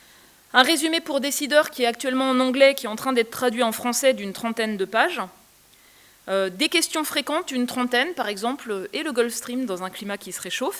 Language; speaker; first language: French; native; French